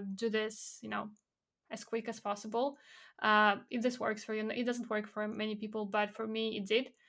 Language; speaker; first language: English; non-native, fluent; Belarusian